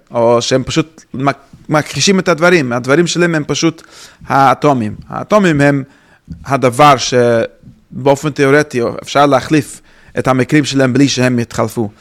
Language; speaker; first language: Hebrew; non-native, fluent; English